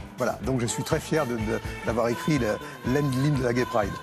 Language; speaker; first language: French; native; French